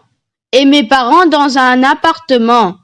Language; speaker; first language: French; non-native, learner; Tamil